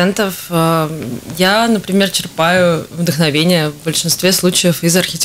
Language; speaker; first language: Russian; native; Russian